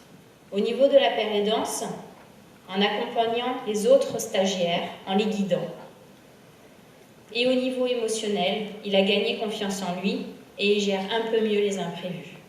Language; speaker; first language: French; native; French